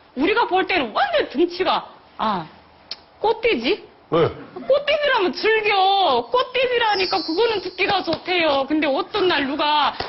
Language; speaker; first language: Korean; native; Korean